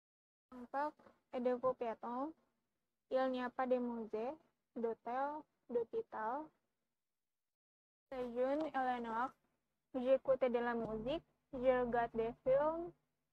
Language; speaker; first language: French; non-native, learner; Indonesian